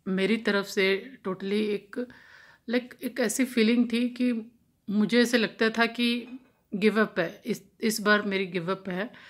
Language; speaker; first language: Hindi; non-native, local second language; Punjabi